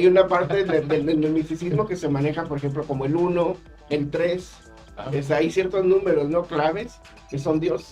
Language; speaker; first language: Spanish; native; Spanish